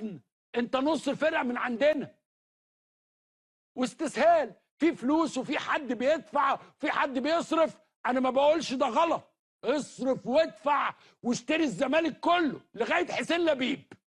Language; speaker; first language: Arabic; native; Arabic